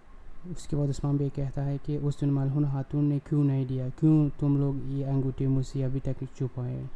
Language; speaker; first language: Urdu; non-native, local second language; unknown